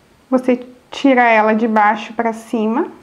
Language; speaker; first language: Portuguese; native; Portuguese